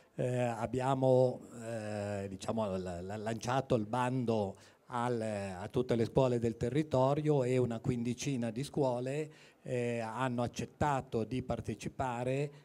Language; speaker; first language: Italian; native; Italian